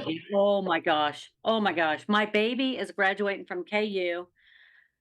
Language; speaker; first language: English; native; English